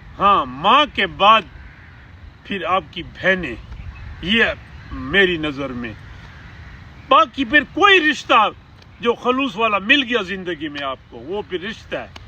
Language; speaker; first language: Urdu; non-native, local second language; Saraiki